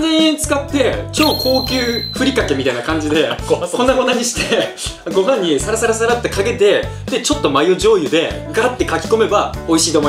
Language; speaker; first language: Japanese; native; Japanese